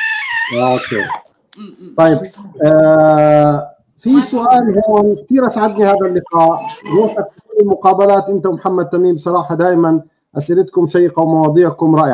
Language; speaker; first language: Arabic; native; Arabic